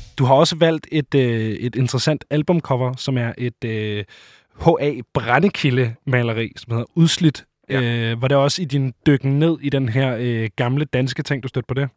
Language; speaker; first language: Danish; native; Danish